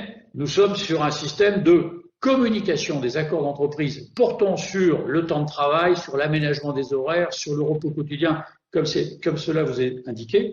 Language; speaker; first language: French; native; French